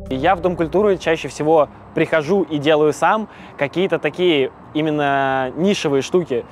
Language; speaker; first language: Russian; native; Russian